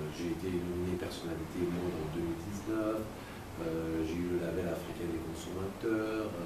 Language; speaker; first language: French; native; French